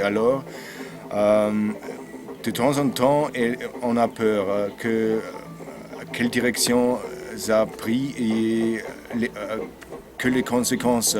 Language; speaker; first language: French; non-native, learner; German